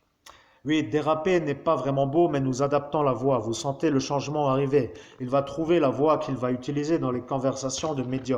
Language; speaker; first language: French; native; French